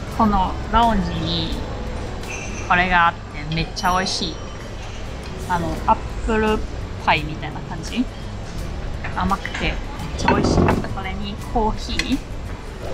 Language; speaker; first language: Japanese; non-native, fluent; German